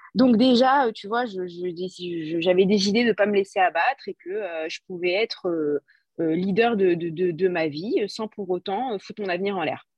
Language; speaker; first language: French; native; French